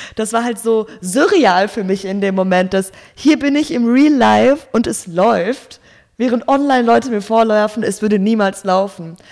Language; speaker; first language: German; native; German